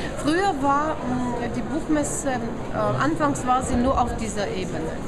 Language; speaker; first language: German; non-native, fluent; Russian